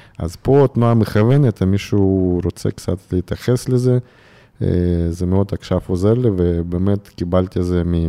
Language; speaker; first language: Hebrew; non-native, fluent; Russian